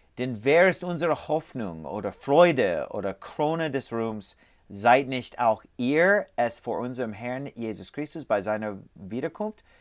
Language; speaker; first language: German; non-native, learner; English